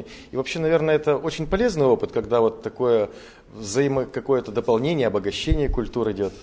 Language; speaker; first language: Russian; native; Russian